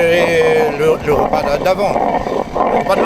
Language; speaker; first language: French; non-native, local second language; Réunion Creole French